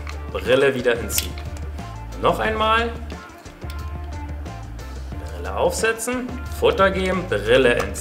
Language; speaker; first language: German; native; German